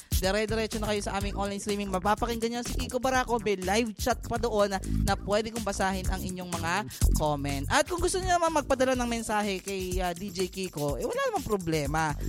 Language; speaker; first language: Filipino; native; Filipino